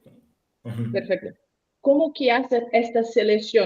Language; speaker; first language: Spanish; non-native, learner; Portuguese